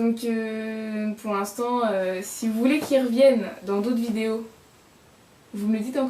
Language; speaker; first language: French; native; French